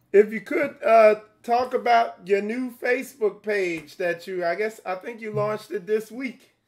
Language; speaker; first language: English; native; English